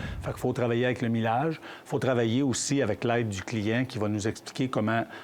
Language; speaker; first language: French; native; French